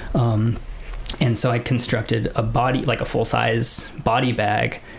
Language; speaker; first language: English; early bilingual, other home language; Filipino